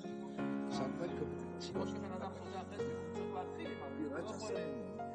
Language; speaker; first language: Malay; non-native, learner; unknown